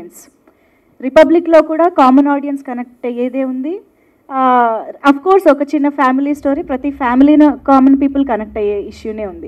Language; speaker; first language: Telugu; native; Telugu